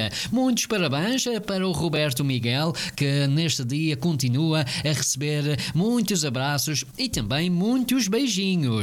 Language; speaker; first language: Portuguese; native; Portuguese